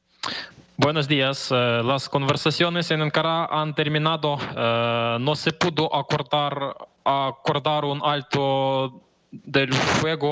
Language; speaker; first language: Spanish; non-native, fluent; Ukrainian